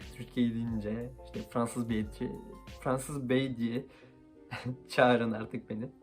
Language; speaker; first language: Turkish; early bilingual, heritage; Turkish